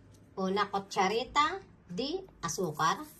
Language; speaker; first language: Spanish; non-native, fluent; Filipino